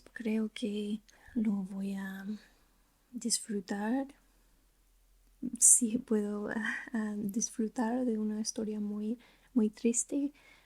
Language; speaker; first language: Spanish; non-native, learner; English